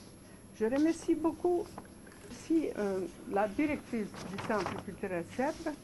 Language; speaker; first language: French; non-native, fluent; Serbian